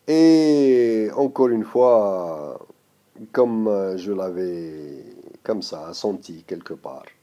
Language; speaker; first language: French; non-native, local second language; Arabic